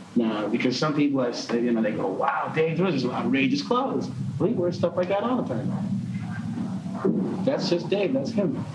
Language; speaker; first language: English; non-native, fluent; Dutch